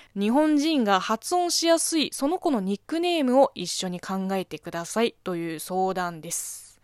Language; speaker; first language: Japanese; non-native, fluent; Chinese